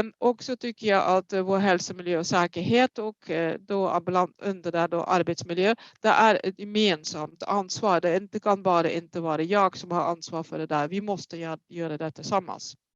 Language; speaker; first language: Swedish; non-native, fluent; Dutch